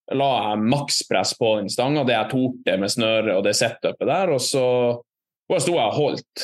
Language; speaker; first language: Norwegian; native; Norwegian